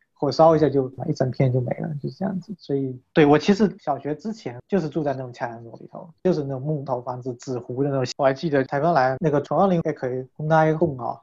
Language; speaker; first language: Chinese; native; Chinese